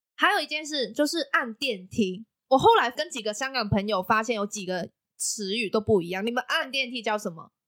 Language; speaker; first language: Chinese; non-native, local second language; Cantonese